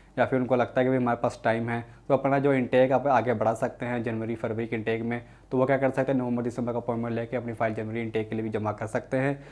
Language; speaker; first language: Hindi; native; Hindi